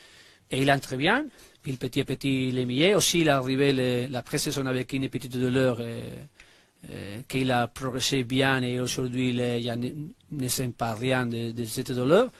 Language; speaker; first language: French; non-native, learner; Spanish